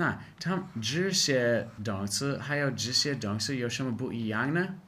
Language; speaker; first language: Chinese; non-native, fluent; English